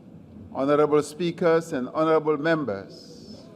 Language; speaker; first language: English; non-native, local second language; Venda